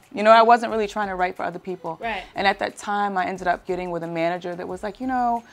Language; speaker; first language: English; native; English